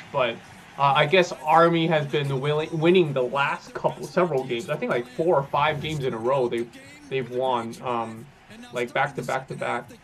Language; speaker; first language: English; native; English